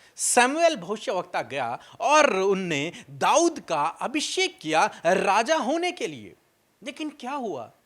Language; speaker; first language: Hindi; native; Hindi